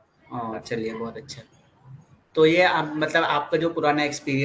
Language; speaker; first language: Hindi; native; Hindi